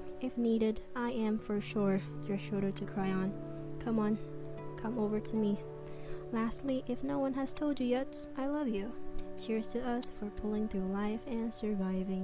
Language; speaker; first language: English; non-native, fluent; Chinese